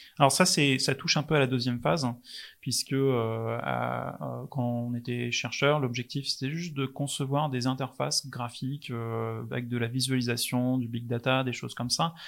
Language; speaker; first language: French; non-native, fluent; English